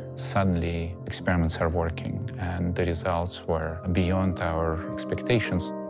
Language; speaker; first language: English; non-native, fluent; Russian